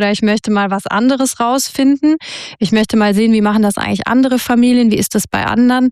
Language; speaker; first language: German; native; German